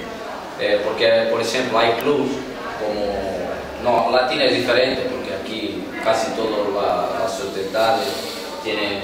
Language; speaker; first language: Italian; non-native, learner; Portuguese